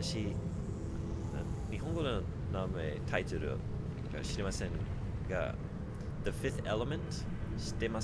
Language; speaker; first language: Japanese; non-native, learner; English